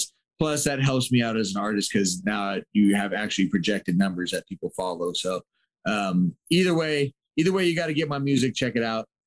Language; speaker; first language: English; native; English